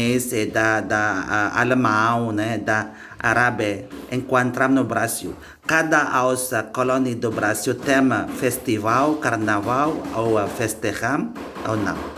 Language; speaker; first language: Portuguese; non-native, learner; Indonesian